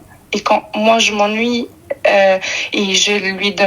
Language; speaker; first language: French; early bilingual, other home language; Arabic